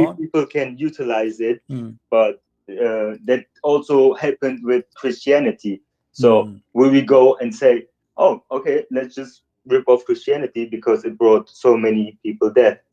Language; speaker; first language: English; non-native, fluent; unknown